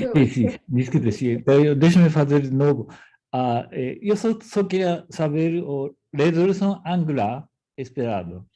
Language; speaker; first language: Portuguese; non-native, fluent; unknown